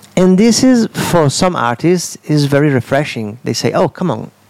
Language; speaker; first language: English; non-native, fluent; Italian